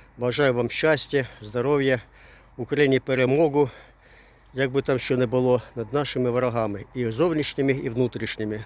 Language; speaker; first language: Ukrainian; non-native, local second language; Russian